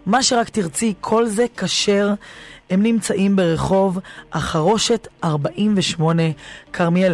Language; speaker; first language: Hebrew; native; Hebrew